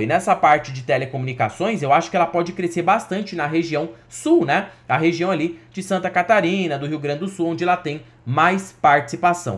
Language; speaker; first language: Portuguese; native; Portuguese